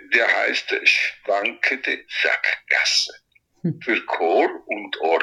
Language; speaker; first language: German; non-native, local second language; Italian